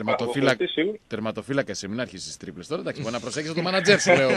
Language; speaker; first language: Greek; native; Greek